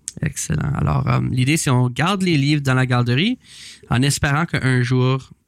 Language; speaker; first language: French; native; French